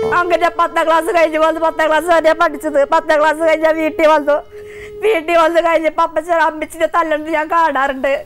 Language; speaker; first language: Malayalam; native; Malayalam